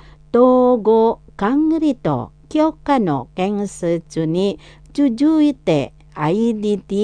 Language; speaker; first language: Japanese; non-native, learner; Indonesian